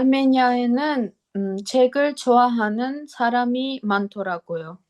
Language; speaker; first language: Korean; non-native, learner; Armenian